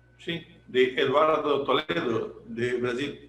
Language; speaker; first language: Portuguese; non-native, learner; Spanish